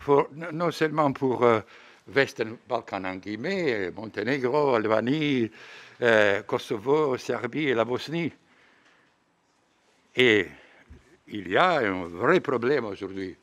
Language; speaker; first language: French; non-native, fluent; Bosnian